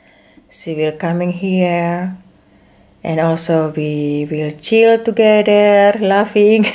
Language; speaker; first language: English; non-native, learner; Indonesian